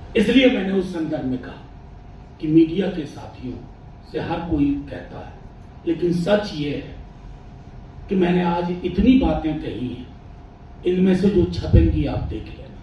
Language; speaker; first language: Hindi; non-native, local second language; Maithili